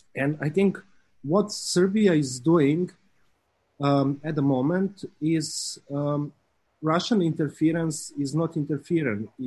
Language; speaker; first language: English; non-native, fluent; Serbian